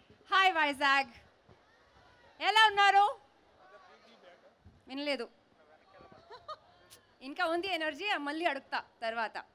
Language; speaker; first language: Telugu; non-native, local second language; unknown